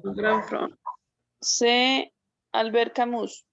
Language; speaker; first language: French; non-native, learner; Spanish